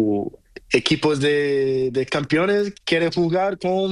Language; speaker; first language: Spanish; non-native, learner; Portuguese